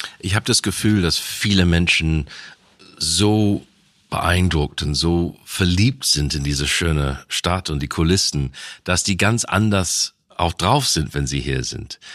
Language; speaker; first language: German; non-native, fluent; English